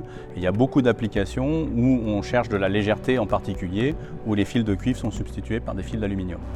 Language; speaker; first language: French; native; French